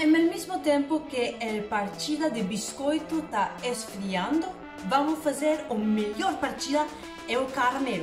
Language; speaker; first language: Portuguese; non-native, learner; Danish